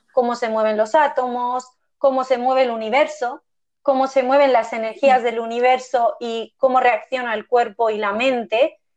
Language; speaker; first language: Spanish; early bilingual, other home language; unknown